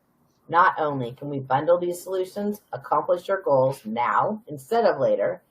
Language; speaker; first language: English; native; English